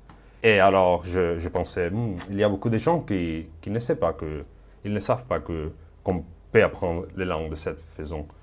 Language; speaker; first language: French; non-native, fluent; Spanish